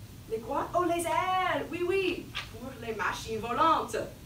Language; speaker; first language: French; non-native, fluent; English